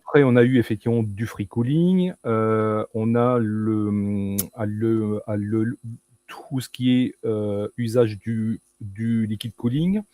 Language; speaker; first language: French; native; French